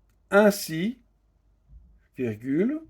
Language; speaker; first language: French; native; French